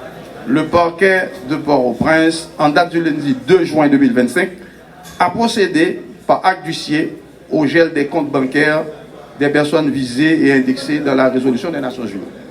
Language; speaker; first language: French; non-native, local second language; Haitian Creole